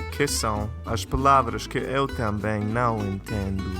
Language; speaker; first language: Portuguese; non-native, fluent; English